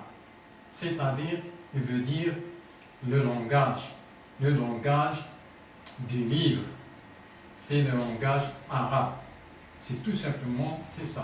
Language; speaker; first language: French; non-native, fluent; Arabic